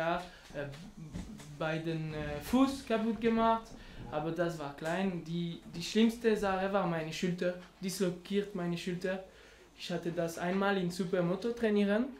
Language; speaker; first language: German; non-native, learner; French